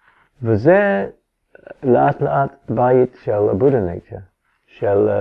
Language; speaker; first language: Hebrew; non-native, fluent; English